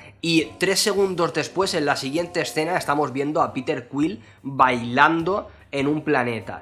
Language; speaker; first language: Spanish; native; Spanish